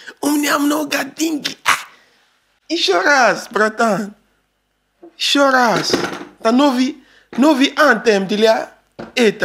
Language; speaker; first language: Russian; non-native, learner; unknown